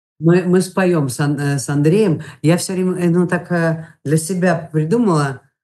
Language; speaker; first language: Russian; non-native, local second language; Latvian